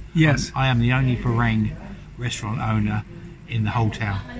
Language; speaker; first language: English; native; English